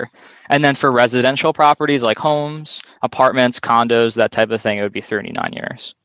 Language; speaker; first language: English; native; English